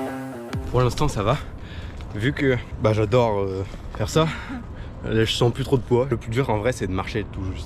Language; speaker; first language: French; native; French